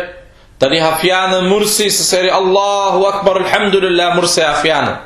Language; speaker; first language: Danish; early bilingual, other home language; Arabic